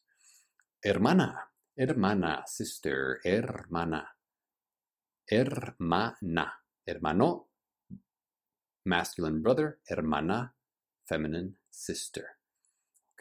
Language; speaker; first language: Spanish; early bilingual, heritage; Spanish